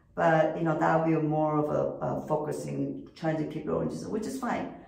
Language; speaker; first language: English; non-native, fluent; Korean